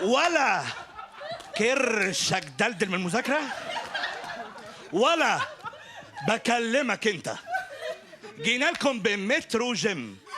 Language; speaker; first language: Arabic; native; Arabic